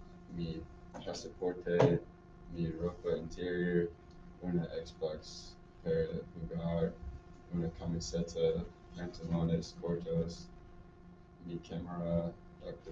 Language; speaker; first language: Spanish; non-native, learner; English